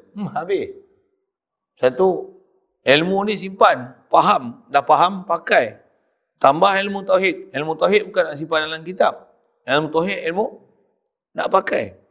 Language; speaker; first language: Malay; native; Malay